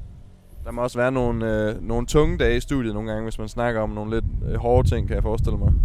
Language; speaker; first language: Danish; native; Danish